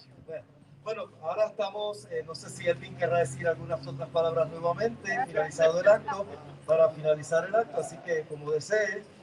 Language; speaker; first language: Spanish; native; Spanish